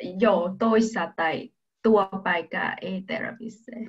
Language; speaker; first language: Finnish; non-native, learner; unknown